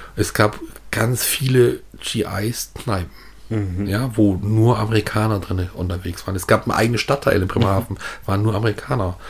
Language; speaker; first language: German; native; German